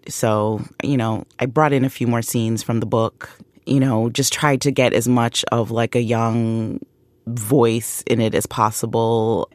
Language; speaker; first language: English; native; English